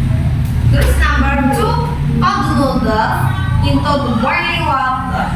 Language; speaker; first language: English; non-native, learner; Indonesian